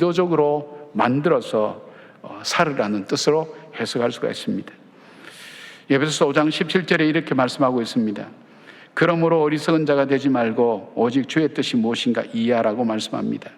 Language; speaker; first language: Korean; native; Korean